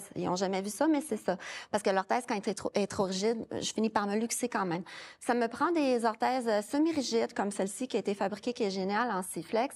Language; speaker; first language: French; native; French